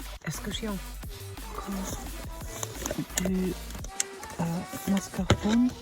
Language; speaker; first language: French; non-native, fluent; German